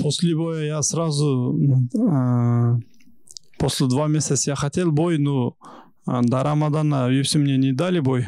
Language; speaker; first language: Russian; non-native, local second language; Kyrgyz